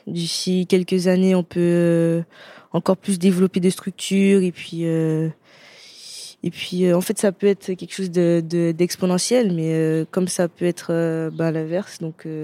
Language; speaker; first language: French; native; French